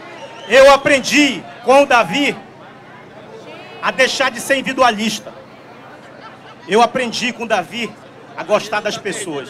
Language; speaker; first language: Portuguese; native; Portuguese